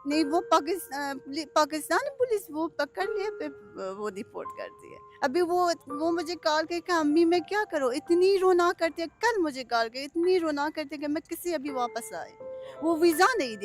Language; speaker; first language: Hindi; non-native, learner; Persian